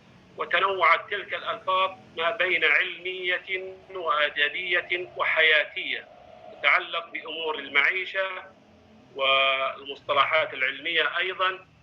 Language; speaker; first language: Arabic; non-native, fluent; Indonesian